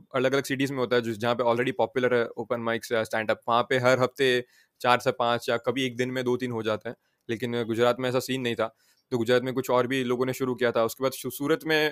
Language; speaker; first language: Hindi; non-native, local second language; Gujarati